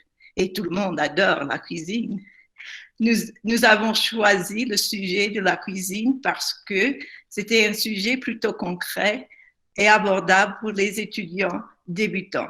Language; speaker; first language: French; non-native, fluent; English